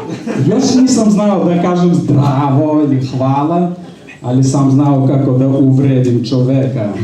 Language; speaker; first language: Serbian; non-native, fluent; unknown